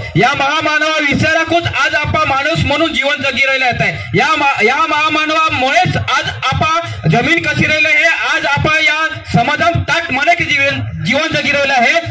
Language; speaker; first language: Marathi; non-native, local second language; Bhili